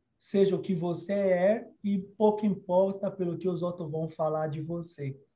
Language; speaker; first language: Portuguese; non-native, fluent; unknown